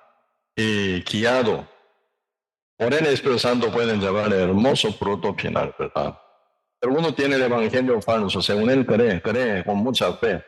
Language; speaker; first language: Spanish; non-native, learner; Korean